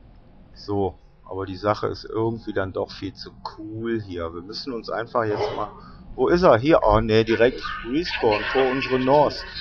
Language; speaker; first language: German; native; German